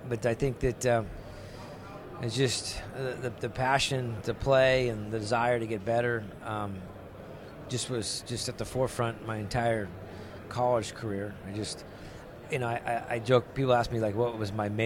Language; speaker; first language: English; native; English